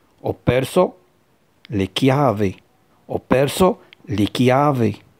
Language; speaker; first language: Italian; non-native, fluent; Arabic